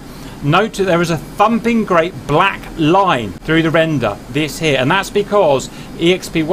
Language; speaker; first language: English; native; English